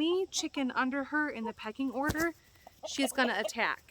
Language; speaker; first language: English; native; English